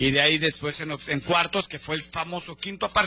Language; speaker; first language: Spanish; native; Spanish